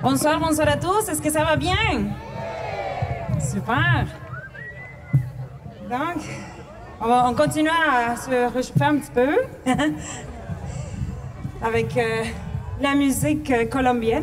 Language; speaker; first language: French; non-native, fluent; Spanish